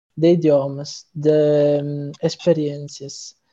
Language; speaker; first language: Portuguese; non-native, fluent; Italian